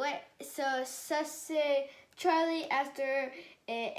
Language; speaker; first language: French; non-native, learner; English